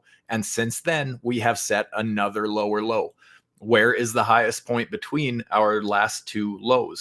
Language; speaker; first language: English; native; English